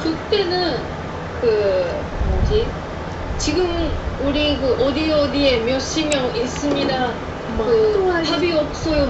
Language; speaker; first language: Korean; non-native, fluent; Japanese